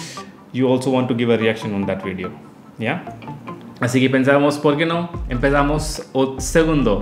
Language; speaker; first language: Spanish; non-native, learner; Hindi